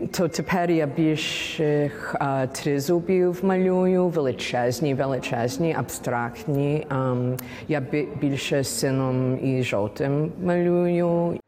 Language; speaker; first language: Ukrainian; early bilingual, heritage; English